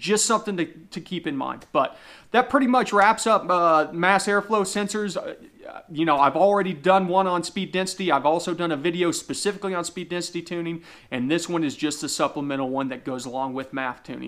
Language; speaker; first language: English; native; English